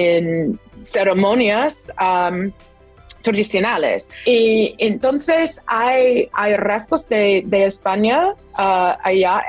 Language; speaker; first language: Spanish; non-native, fluent; English